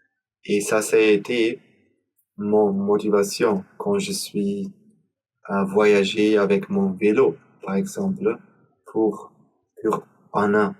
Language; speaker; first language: French; non-native, learner; German